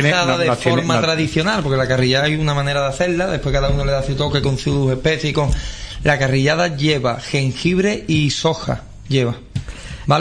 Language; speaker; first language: Spanish; native; Spanish